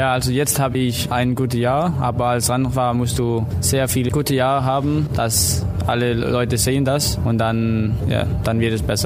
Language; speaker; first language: German; non-native, fluent; Danish